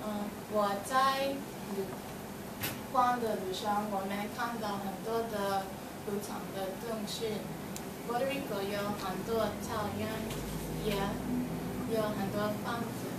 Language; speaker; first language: Chinese; non-native, learner; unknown